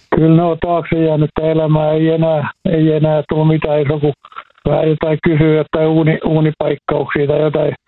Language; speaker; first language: Finnish; native; Finnish